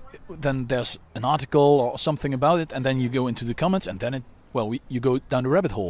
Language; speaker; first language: English; non-native, fluent; Dutch